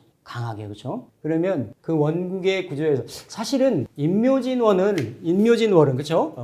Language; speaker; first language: Korean; native; Korean